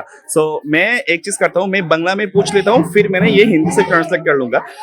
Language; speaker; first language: Hindi; non-native, learner; Bangla